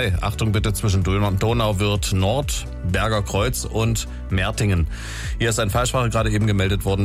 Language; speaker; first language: German; native; German